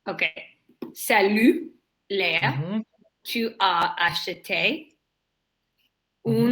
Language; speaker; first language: French; non-native, learner; English